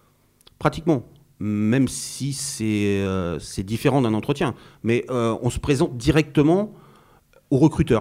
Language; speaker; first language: French; native; French